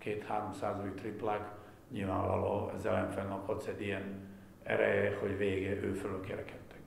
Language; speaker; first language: Hungarian; non-native, fluent; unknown